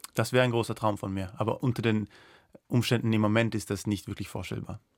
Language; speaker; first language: German; non-native, local second language; Persian